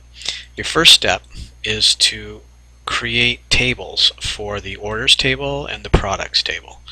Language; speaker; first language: English; native; English